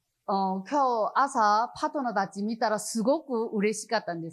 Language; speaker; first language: Japanese; non-native, learner; Chinese